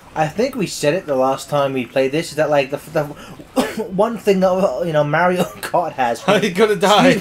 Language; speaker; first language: English; native; English